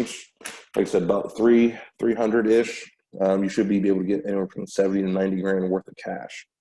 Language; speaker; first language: English; native; English